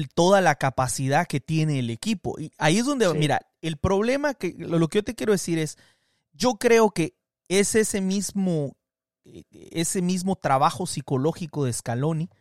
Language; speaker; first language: Spanish; native; Spanish